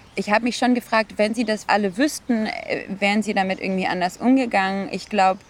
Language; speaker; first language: German; non-native, fluent; Hebrew